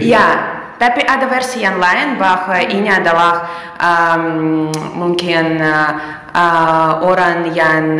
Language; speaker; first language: Indonesian; non-native, fluent; Russian